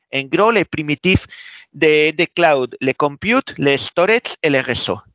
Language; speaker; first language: French; non-native, fluent; Spanish